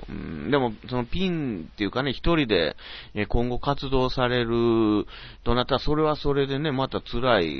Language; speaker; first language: Japanese; native; Japanese